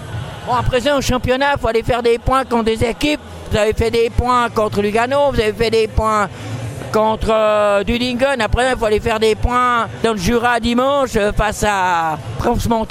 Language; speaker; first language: French; native; French